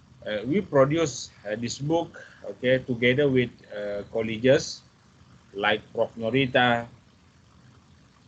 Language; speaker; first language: English; non-native, fluent; Malay